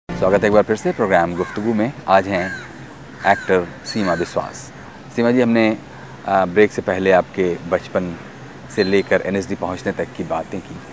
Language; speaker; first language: Hindi; native; Hindi